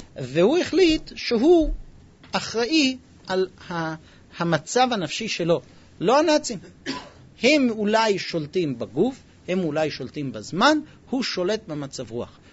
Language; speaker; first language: Hebrew; non-native, fluent; English